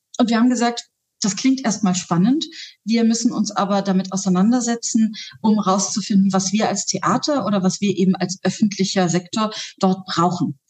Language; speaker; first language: German; native; German